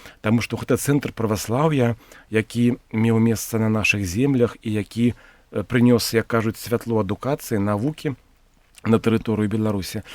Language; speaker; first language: Belarusian; non-native, local second language; Russian